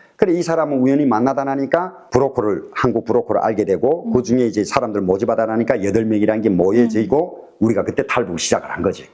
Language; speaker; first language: Korean; native; Korean